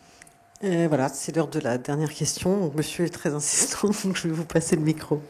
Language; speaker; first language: French; native; French